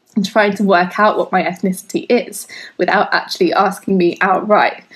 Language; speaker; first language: English; early bilingual, other home language; Hindi